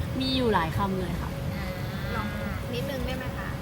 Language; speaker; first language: Thai; native; Thai